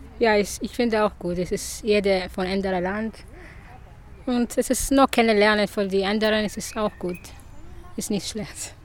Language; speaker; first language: German; non-native, learner; Arabic